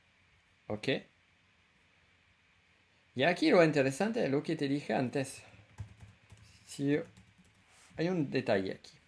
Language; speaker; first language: Spanish; non-native, fluent; French